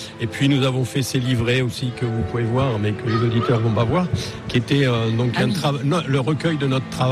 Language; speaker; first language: French; native; French